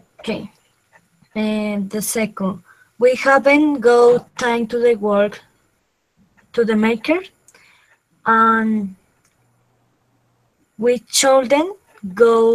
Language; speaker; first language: English; non-native, learner; Spanish